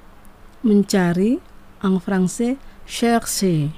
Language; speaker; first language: French; non-native, fluent; Indonesian